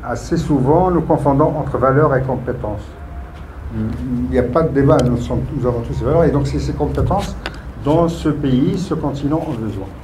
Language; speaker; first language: French; non-native, local second language; Arabic